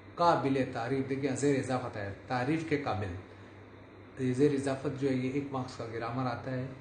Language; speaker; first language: Urdu; native; Urdu